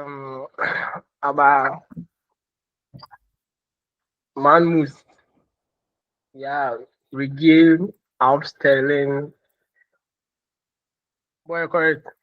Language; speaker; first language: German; non-native, learner; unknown